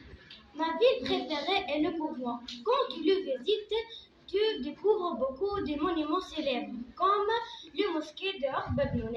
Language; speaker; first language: French; non-native, learner; Arabic